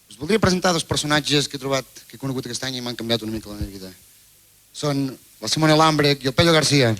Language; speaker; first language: Catalan; native; Catalan